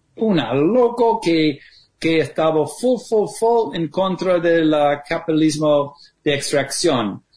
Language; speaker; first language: Spanish; non-native, fluent; English